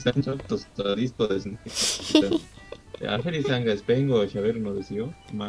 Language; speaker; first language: Japanese; non-native, learner; Spanish